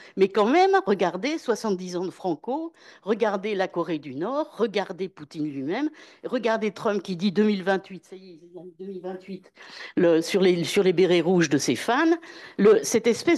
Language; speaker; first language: French; native; French